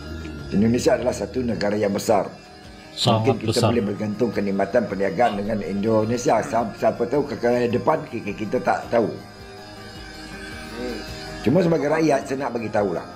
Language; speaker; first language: Malay; native; Malay